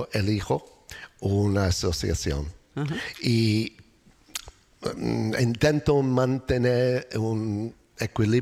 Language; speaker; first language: Spanish; non-native, learner; English